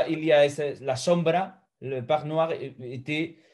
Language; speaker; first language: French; non-native, fluent; Spanish